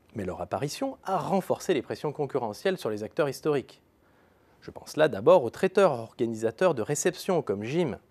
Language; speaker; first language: French; native; French